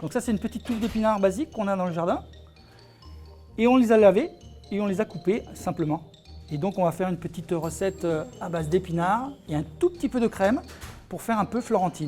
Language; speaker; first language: French; native; French